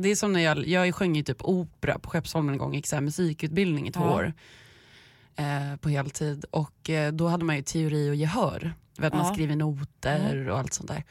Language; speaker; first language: Swedish; native; Swedish